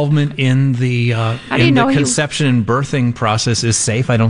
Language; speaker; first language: English; native; English